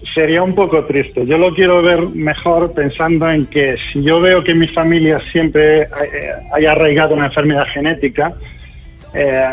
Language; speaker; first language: Spanish; native; Spanish